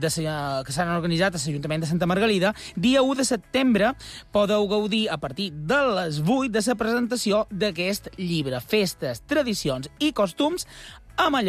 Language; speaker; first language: Catalan; native; Catalan